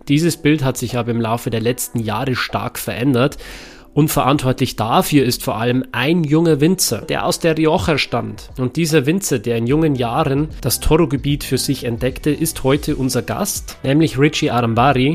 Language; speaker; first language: German; native; German